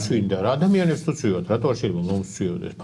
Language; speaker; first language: Georgian; native; Georgian